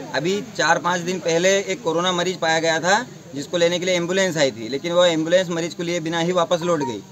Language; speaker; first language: Hindi; native; Hindi